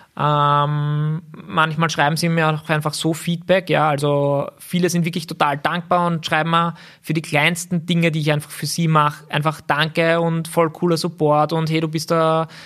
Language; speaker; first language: German; native; German